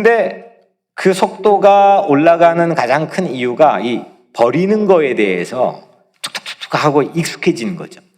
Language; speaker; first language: Korean; native; Korean